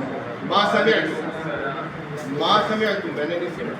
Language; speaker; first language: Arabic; non-native, fluent; Urdu